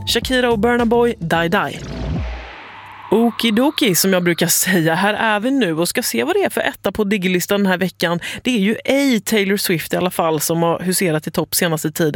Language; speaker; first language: Swedish; native; Swedish